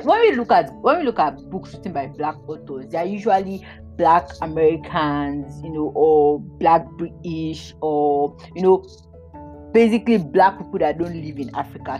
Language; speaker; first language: English; non-native, local second language; Yoruba